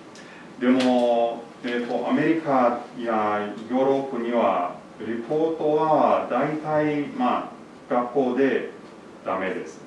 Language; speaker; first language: Japanese; non-native, learner; English